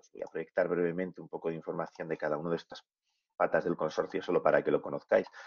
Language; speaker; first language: Spanish; native; Spanish